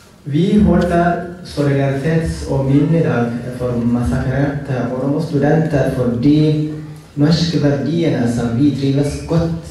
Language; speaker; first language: Norwegian; non-native, fluent; Oromo